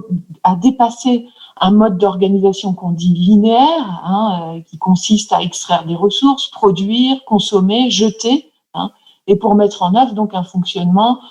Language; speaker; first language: French; native; French